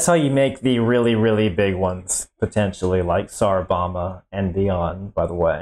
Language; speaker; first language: English; native; English